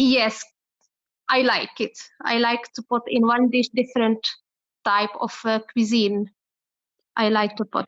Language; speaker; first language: English; non-native, learner; Arabic